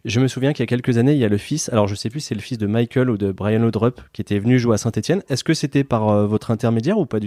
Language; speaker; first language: French; native; French